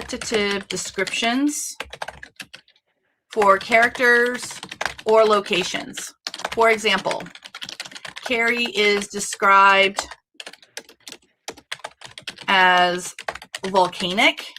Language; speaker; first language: English; native; English